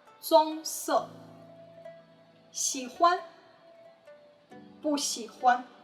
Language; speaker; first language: Chinese; non-native, fluent; English